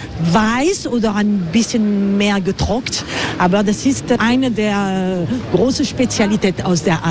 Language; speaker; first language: German; non-native, fluent; French